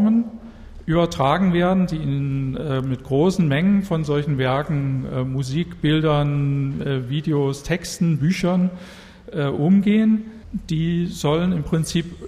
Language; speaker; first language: German; native; German